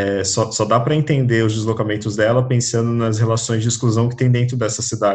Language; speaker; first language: Portuguese; native; Portuguese